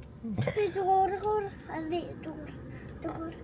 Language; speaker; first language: Mongolian; early bilingual, heritage; Mongolian